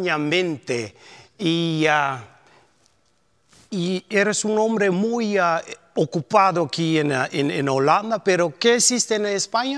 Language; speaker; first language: Spanish; non-native, fluent; Papiamento